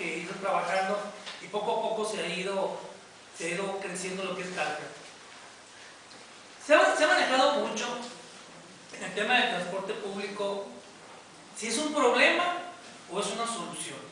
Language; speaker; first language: Spanish; native; Spanish